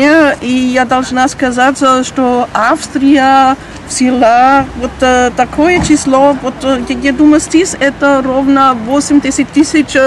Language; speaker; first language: Russian; non-native, fluent; German